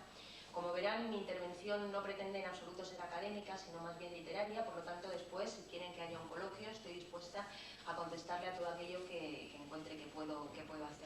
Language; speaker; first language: Spanish; native; Spanish